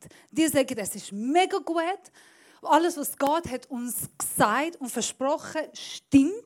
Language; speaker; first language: German; non-native, fluent; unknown